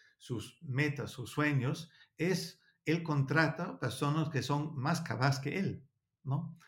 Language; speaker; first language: Spanish; non-native, learner; Danish